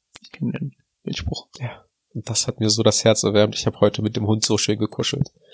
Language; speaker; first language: German; early bilingual, other home language; Russian